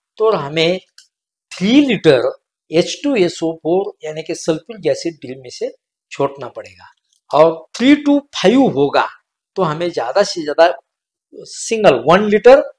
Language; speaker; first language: Hindi; non-native, local second language; Marathi